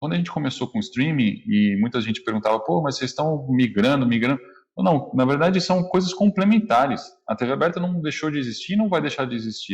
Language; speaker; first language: Portuguese; native; Portuguese